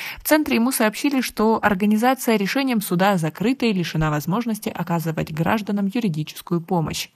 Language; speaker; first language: Russian; non-native, local second language; Tajik